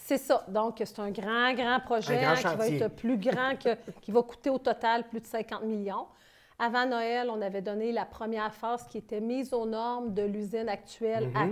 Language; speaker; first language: French; native; French